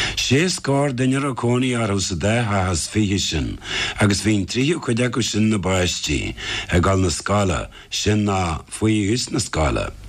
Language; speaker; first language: Irish; native; Irish